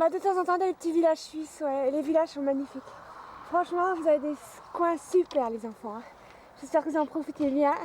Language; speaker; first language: French; native; French